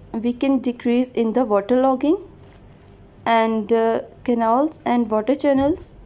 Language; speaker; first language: English; non-native, local second language; Urdu